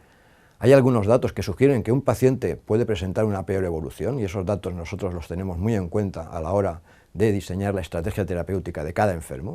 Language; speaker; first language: Spanish; native; Spanish